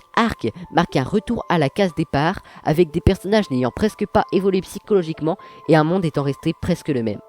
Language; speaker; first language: French; native; French